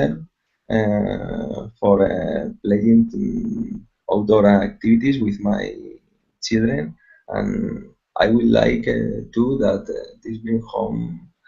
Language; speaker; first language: English; non-native, learner; Spanish